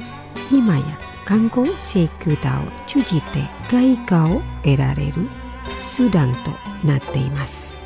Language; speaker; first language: Japanese; non-native, fluent; Indonesian